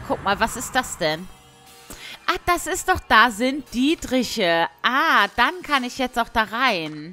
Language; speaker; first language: German; native; German